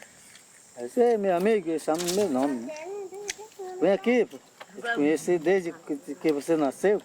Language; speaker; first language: Portuguese; non-native, local second language; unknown